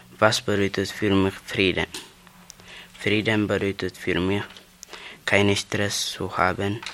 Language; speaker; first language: German; non-native, learner; Tigrinya